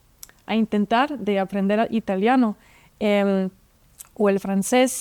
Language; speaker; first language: Spanish; non-native, fluent; German